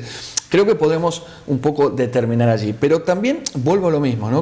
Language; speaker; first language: Spanish; native; Spanish